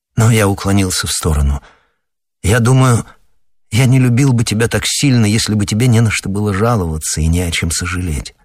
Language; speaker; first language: Russian; native; Russian